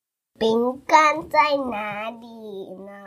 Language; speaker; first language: Chinese; early bilingual, heritage; English